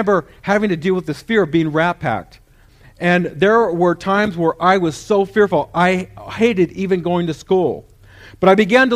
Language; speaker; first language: English; native; English